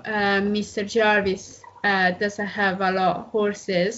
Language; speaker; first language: English; non-native, learner; Italian